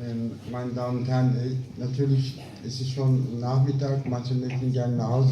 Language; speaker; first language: German; non-native, fluent; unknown